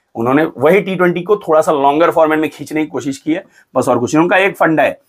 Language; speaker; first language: Hindi; native; Hindi